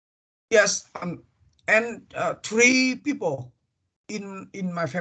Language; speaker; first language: English; non-native, learner; Vietnamese